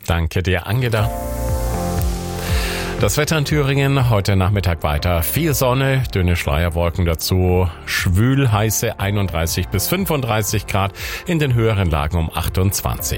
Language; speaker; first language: German; native; German